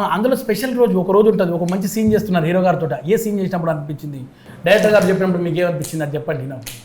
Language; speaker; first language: Telugu; native; Telugu